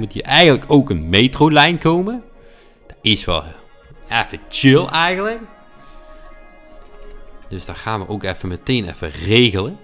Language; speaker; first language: Dutch; native; Dutch